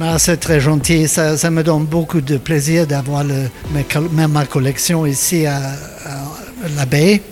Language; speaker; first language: French; non-native, learner; English